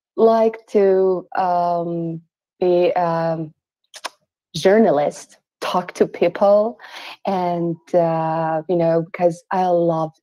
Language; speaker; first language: English; non-native, fluent; Persian